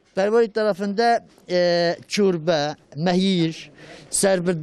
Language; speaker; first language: Turkish; non-native, local second language; Kurdish